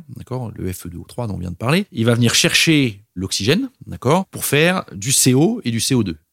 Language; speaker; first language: French; native; French